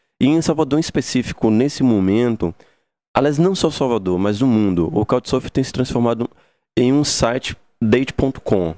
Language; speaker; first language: Portuguese; native; Portuguese